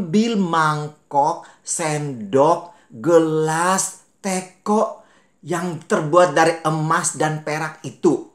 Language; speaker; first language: Malay; native; Malay